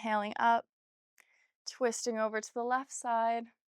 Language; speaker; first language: English; native; English